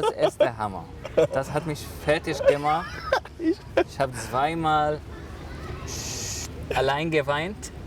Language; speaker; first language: German; non-native, fluent; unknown